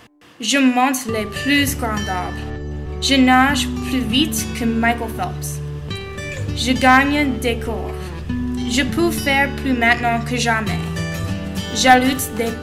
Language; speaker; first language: French; non-native, learner; English